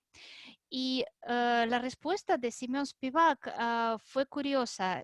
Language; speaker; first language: Spanish; non-native, fluent; Russian